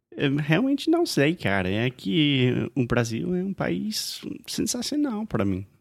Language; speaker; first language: Portuguese; non-native, fluent; English